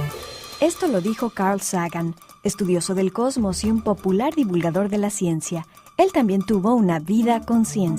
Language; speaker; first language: Spanish; native; Spanish